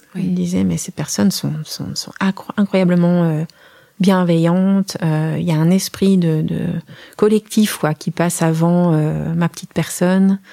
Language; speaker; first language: French; native; French